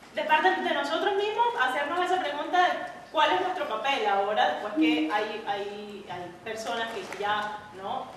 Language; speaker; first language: Spanish; native; Spanish